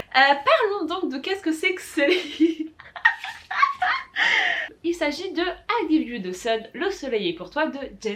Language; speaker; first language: French; native; French